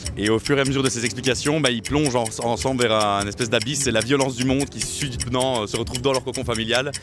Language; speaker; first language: French; native; French